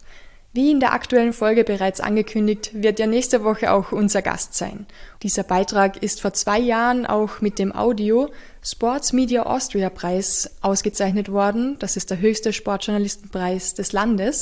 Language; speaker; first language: German; native; German